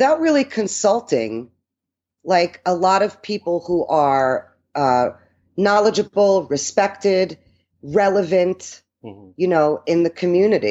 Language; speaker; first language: English; early bilingual, other home language; Italian